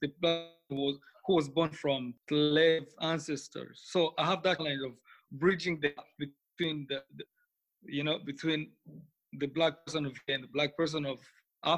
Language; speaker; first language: English; non-native, local second language; Kinyarwanda